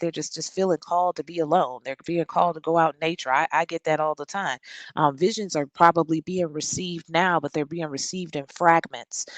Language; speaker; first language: English; native; English